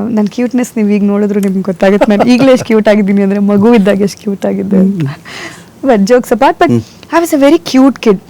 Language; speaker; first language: Kannada; non-native, local second language; Konkani